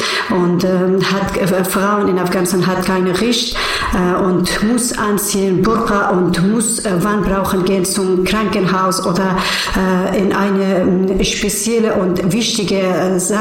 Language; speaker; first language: German; non-native, learner; Persian